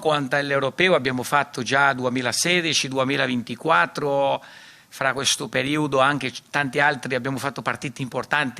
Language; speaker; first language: Italian; non-native, fluent; Portuguese